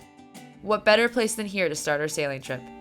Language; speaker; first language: English; native; English